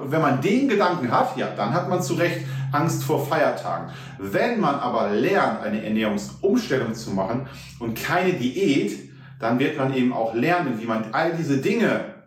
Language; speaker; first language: German; native; German